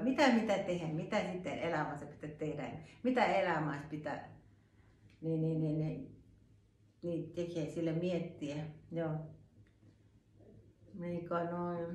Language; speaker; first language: Finnish; non-native, learner; Thai